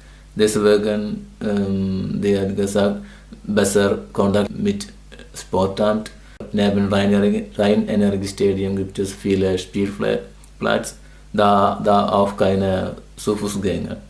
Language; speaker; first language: German; non-native, learner; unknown